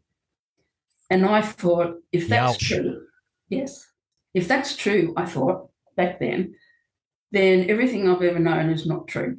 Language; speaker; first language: English; native; English